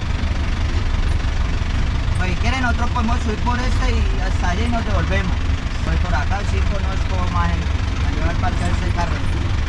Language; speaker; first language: Spanish; native; Spanish